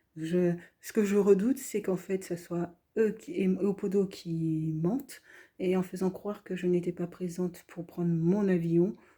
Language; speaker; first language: French; early bilingual, other home language; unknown